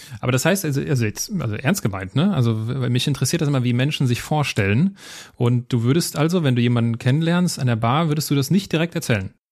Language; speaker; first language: German; native; German